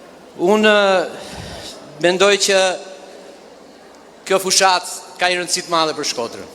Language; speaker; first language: Albanian; native; Albanian